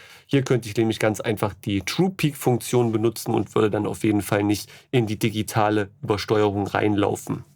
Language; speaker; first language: German; native; German